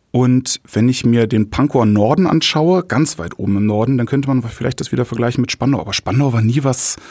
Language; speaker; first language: German; native; German